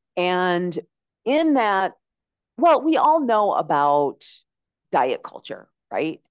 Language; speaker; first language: English; native; English